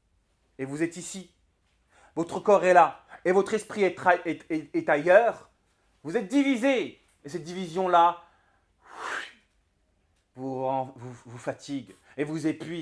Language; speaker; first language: French; native; French